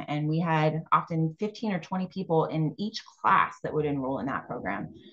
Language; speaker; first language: English; native; English